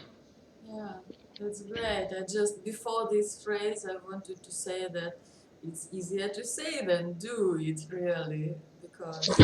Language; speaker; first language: English; non-native, learner; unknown